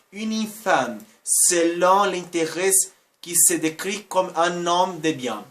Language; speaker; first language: French; non-native, fluent; Portuguese